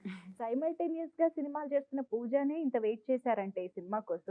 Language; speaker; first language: Telugu; native; Telugu